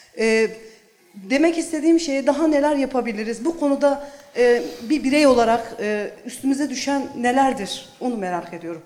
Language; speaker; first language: Turkish; native; Turkish